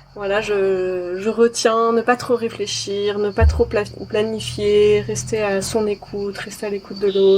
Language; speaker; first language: French; native; French